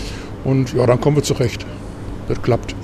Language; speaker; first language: German; native; German